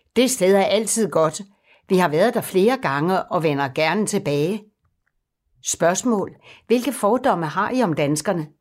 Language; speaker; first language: Danish; native; Danish